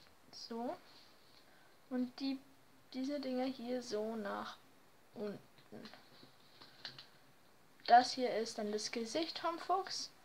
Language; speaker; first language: German; native; German